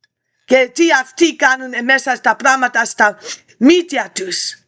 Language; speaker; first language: Greek; early bilingual, heritage; English